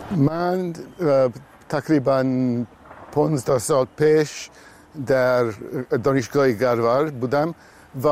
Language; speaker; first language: Persian; non-native, learner; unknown